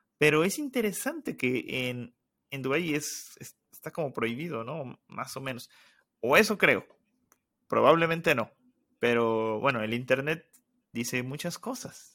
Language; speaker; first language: Spanish; native; Spanish